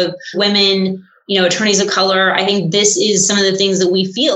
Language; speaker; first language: English; native; English